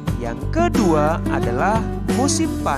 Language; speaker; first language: Indonesian; native; Indonesian